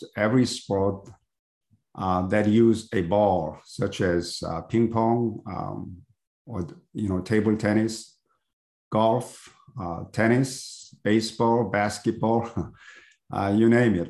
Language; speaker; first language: English; non-native, fluent; Korean